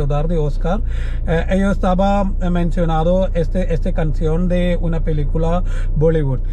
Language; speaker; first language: Spanish; non-native, learner; Malayalam